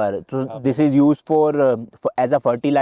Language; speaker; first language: English; non-native, fluent; Hindi